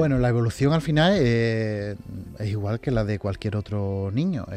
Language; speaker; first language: Spanish; native; Spanish